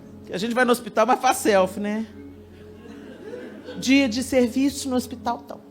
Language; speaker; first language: Portuguese; native; Portuguese